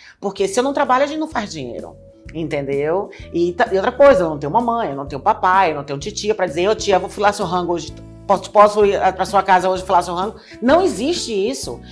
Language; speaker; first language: Portuguese; native; Portuguese